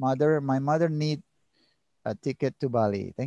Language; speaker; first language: English; non-native, learner; Indonesian